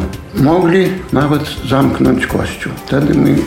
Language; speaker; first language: Polish; non-native, local second language; Belarusian